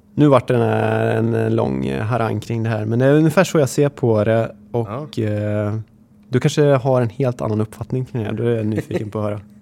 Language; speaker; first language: Swedish; native; Swedish